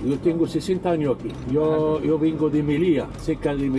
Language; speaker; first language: Spanish; non-native, learner; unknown